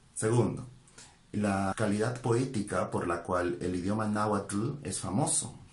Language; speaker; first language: Spanish; native; Spanish